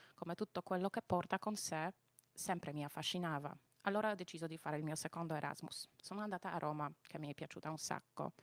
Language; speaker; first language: Italian; non-native, fluent; Polish